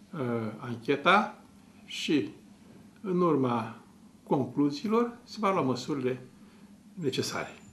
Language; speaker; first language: Romanian; native; Romanian